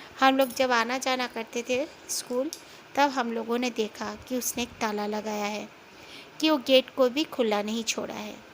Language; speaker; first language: Hindi; non-native, local second language; Bangla